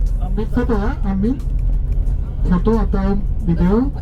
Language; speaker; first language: Indonesian; non-native, fluent; Turkish